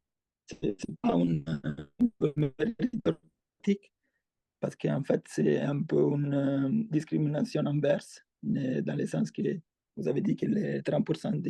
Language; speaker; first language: French; non-native, fluent; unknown